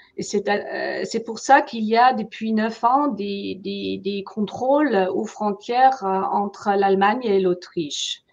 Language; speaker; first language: French; non-native, fluent; German